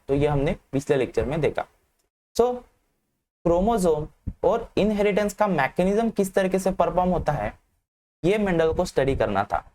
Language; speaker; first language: Hindi; non-native, local second language; Marathi